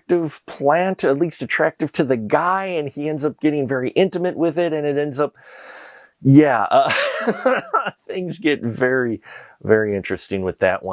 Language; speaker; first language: English; native; English